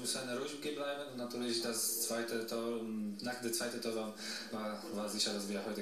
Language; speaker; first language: German; non-native, fluent; Polish